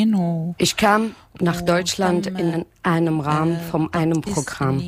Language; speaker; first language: German; non-native, learner; Arabic